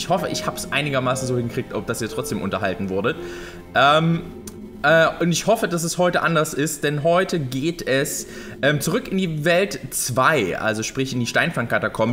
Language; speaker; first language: German; native; German